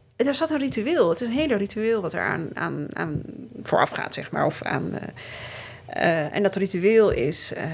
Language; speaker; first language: Dutch; early bilingual, other home language; Riffian